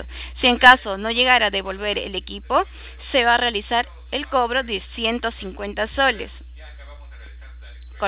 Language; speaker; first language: Spanish; native; Spanish